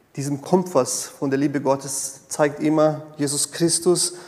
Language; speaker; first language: German; non-native, fluent; Portuguese